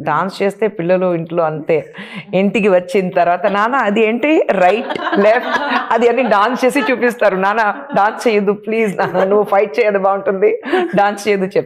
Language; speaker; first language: Telugu; non-native, fluent; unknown